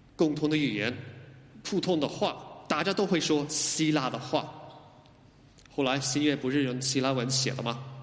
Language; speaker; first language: Chinese; non-native, fluent; English